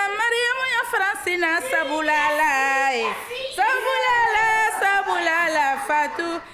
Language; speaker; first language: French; non-native, local second language; Mandingo